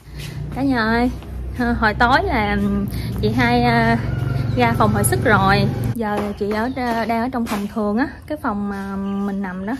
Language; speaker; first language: Vietnamese; native; Vietnamese